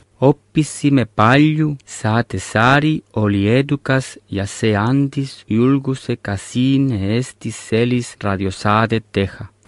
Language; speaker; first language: Estonian; non-native, learner; Catalan